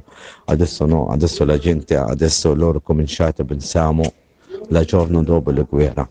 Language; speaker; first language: Italian; non-native, learner; Arabic